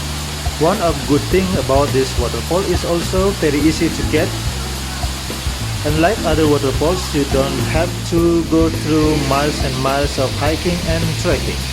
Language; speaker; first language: English; non-native, local second language; Indonesian